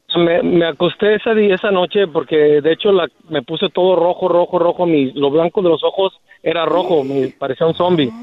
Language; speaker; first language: Spanish; native; Spanish